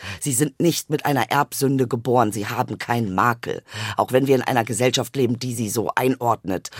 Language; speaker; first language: German; early bilingual, other home language; Turkish